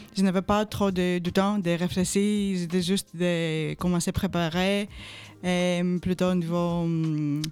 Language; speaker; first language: French; non-native, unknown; Greek